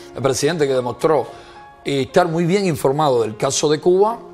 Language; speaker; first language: Spanish; native; Spanish